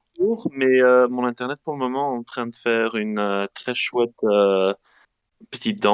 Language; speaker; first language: French; non-native, fluent; Dutch